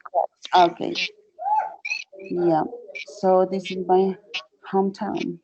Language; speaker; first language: English; non-native, fluent; Spanish